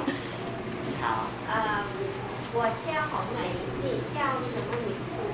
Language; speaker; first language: Chinese; non-native, learner; Vietnamese